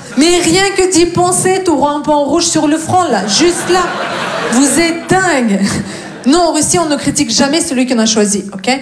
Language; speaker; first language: French; non-native, fluent; Russian